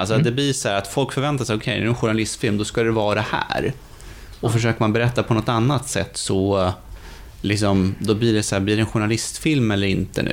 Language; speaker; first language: Swedish; native; Swedish